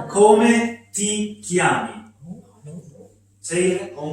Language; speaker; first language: Italian; non-native, learner; English